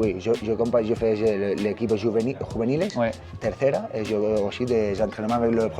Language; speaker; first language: French; non-native, learner; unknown